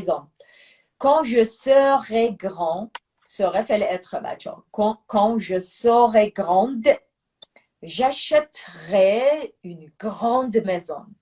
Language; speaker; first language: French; non-native, fluent; Persian